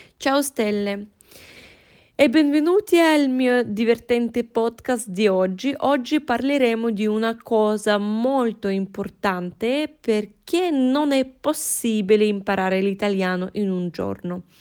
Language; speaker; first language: Italian; non-native, fluent; Russian